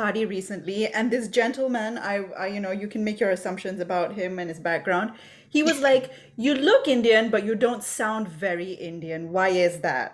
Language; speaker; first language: English; native; English